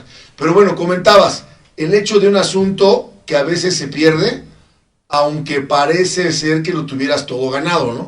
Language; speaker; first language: Spanish; native; Spanish